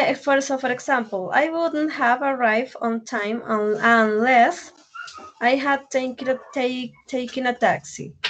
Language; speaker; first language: English; non-native, learner; Spanish